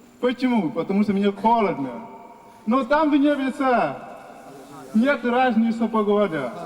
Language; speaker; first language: Russian; non-native, fluent; Portuguese